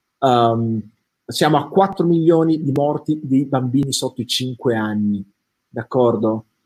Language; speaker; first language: Italian; native; Italian